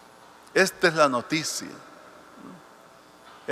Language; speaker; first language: Spanish; native; Spanish